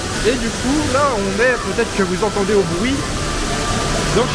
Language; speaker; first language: French; native; French